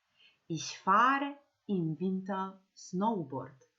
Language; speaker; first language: German; non-native, fluent; Macedonian